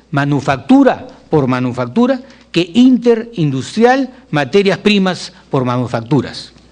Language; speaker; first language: Spanish; native; Spanish